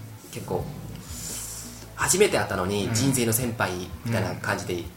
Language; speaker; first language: Japanese; non-native, fluent; Korean